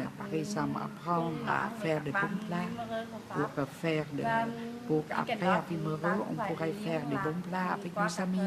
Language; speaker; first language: French; non-native, fluent; Vietnamese